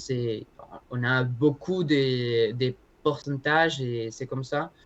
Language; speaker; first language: French; non-native, learner; Spanish